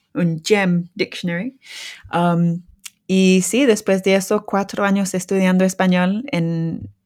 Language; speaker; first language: Spanish; non-native, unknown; English